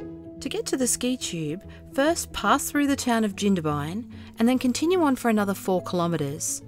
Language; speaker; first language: English; native; English